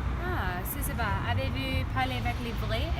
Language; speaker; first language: French; non-native, learner; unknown